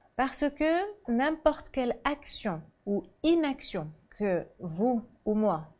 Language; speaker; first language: French; non-native, local second language; Arabic